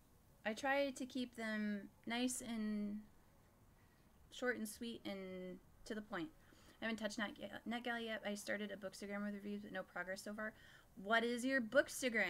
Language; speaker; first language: English; native; English